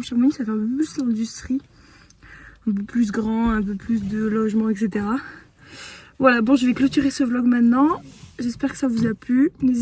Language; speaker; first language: French; native; French